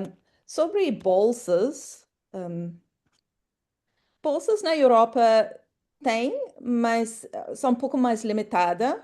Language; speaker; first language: Portuguese; non-native, fluent; English